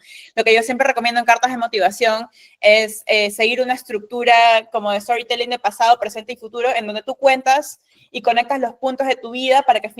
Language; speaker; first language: Spanish; native; Spanish